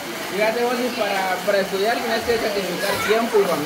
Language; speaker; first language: Spanish; native; Spanish